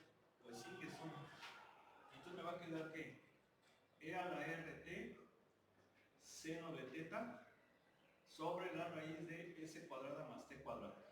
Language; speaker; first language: Spanish; native; Spanish